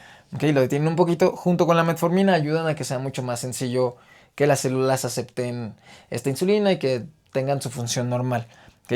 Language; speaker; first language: Spanish; native; Spanish